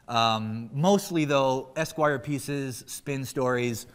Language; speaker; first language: English; native; English